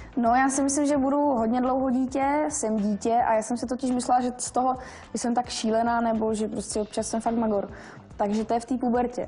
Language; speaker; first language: Czech; non-native, local second language; Polish